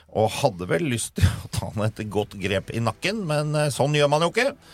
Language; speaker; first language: Norwegian; native; Norwegian